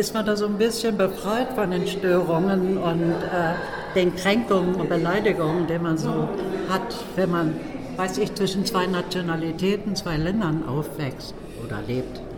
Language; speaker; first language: German; native; German